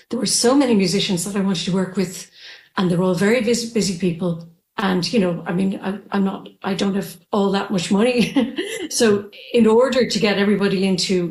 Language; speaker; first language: English; native; English